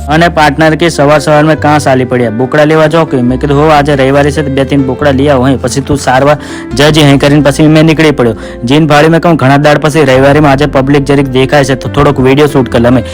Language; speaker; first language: Gujarati; non-native, local second language; Rathawi